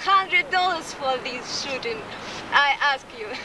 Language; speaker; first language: English; non-native, learner; Russian